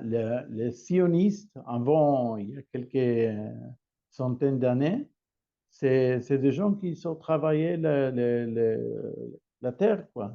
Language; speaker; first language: French; non-native, learner; Hebrew